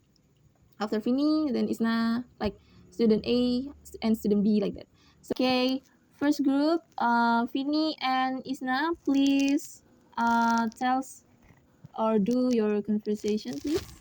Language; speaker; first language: English; non-native, learner; Indonesian